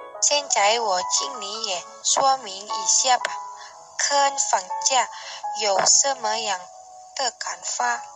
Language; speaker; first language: Chinese; non-native, learner; Indonesian